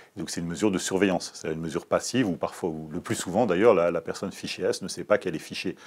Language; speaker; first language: French; native; French